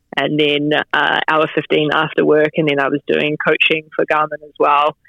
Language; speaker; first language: English; native; English